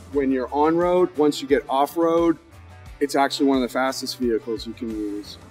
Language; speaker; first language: English; native; English